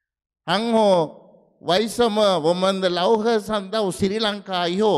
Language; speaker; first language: Chinese; non-native, fluent; Sinhala